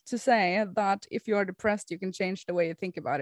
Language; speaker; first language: English; non-native, fluent; Norwegian